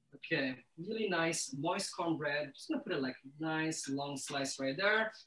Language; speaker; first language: English; early bilingual, other home language; Somali